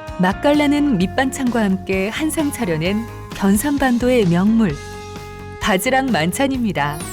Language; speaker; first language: Korean; native; Korean